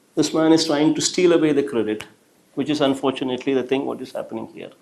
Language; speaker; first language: English; non-native, local second language; Telugu